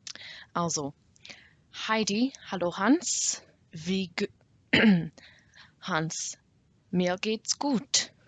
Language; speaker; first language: German; non-native, learner; English